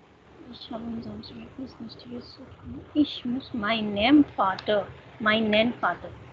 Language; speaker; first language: German; non-native, fluent; Hindi